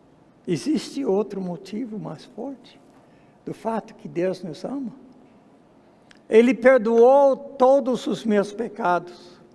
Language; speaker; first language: Portuguese; non-native, fluent; English